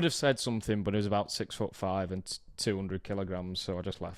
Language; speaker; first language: English; native; English